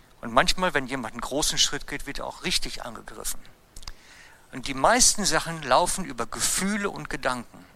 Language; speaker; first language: German; native; German